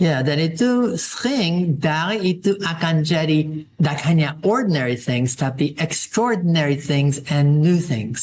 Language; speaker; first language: Indonesian; non-native, fluent; English